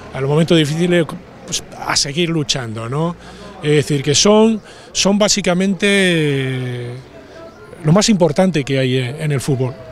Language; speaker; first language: Spanish; native; Spanish